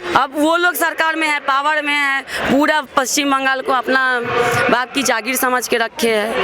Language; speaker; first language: Hindi; non-native, local second language; Bangla